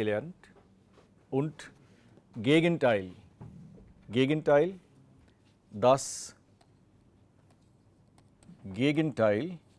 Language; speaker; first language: German; non-native, fluent; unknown